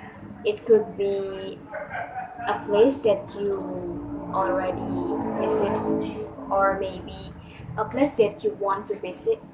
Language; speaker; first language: English; non-native, fluent; Indonesian